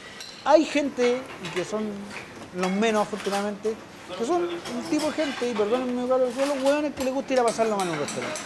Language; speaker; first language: Spanish; native; Spanish